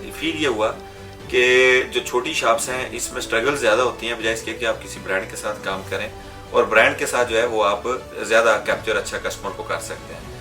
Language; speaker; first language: Urdu; non-native, local second language; Punjabi